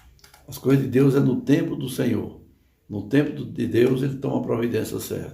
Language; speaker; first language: Portuguese; native; Portuguese